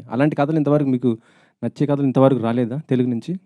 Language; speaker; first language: Telugu; native; Telugu